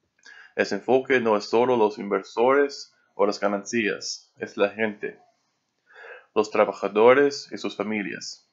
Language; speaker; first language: Spanish; non-native, learner; English